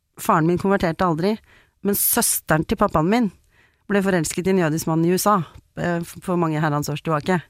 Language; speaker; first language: Norwegian; native; Norwegian